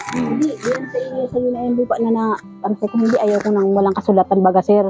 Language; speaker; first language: Filipino; native; Filipino